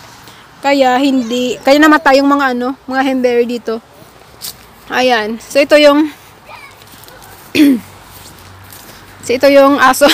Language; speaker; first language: Filipino; non-native, local second language; Hiligaynon